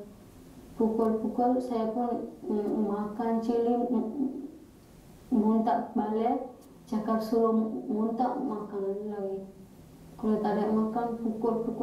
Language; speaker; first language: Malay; non-native, learner; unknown